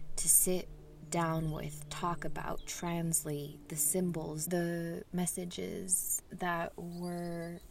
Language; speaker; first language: English; early bilingual, other home language; Spanish